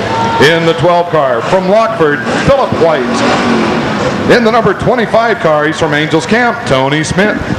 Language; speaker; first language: English; native; English